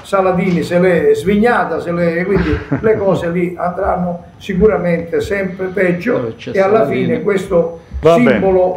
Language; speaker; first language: Italian; native; Italian